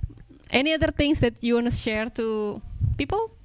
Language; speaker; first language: English; non-native, local second language; Indonesian